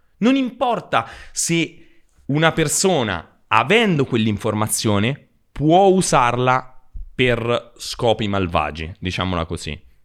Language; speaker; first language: Italian; native; Italian